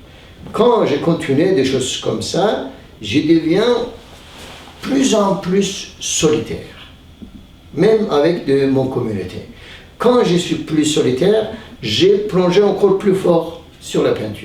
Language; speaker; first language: French; non-native, fluent; Turkish